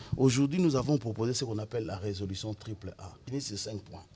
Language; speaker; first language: French; non-native, local second language; Lingala